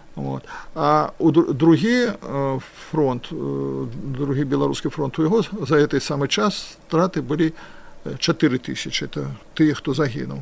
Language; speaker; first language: Belarusian; non-native, local second language; Russian